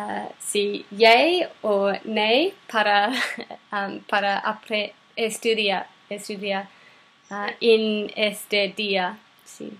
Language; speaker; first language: Spanish; non-native, learner; English